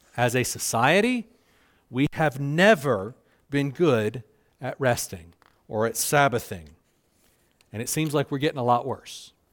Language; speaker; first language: English; native; English